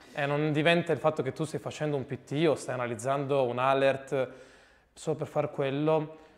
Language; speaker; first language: Italian; early bilingual, other home language; Arabic